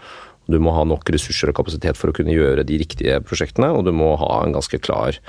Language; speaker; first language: Norwegian; native; Norwegian